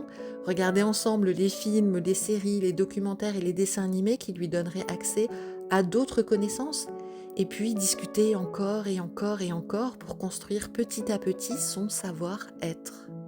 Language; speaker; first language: French; native; French